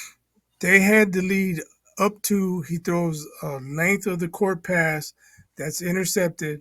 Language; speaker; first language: English; native; English